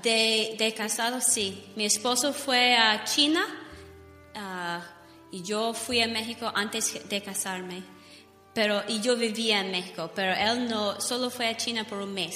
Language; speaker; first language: Spanish; non-native, fluent; English